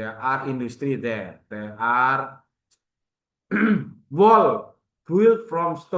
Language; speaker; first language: English; non-native, learner; Indonesian